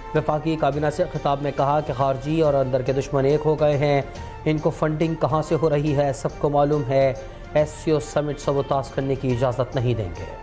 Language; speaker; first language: Urdu; native; Urdu